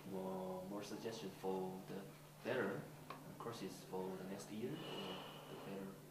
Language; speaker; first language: English; non-native, learner; Korean